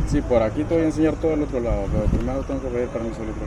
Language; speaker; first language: Spanish; native; Spanish